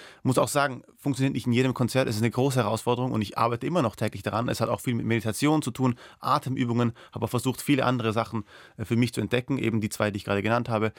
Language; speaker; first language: German; non-native, local second language; Persian